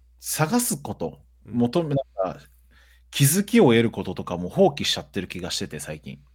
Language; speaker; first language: Japanese; early bilingual, other home language; Portuguese